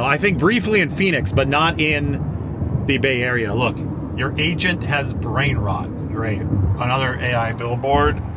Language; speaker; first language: English; native; English